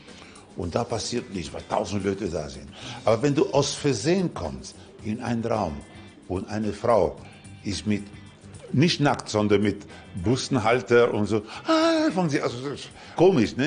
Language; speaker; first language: German; non-native, fluent; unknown